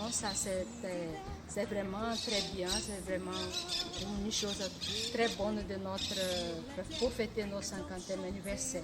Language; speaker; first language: French; non-native, fluent; Portuguese